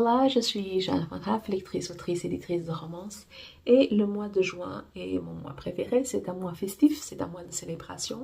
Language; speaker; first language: French; non-native, fluent; Portuguese